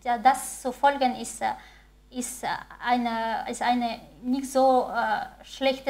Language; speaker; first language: German; non-native, fluent; Chinese